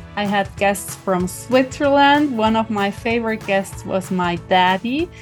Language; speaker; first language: English; non-native, fluent; German